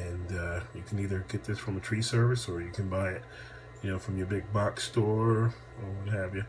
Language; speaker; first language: English; native; English